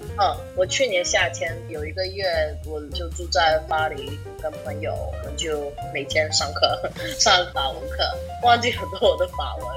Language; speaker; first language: Chinese; early bilingual, heritage; English